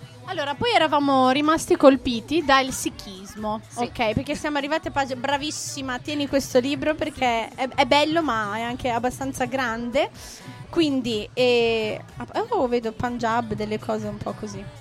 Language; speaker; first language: Italian; native; Italian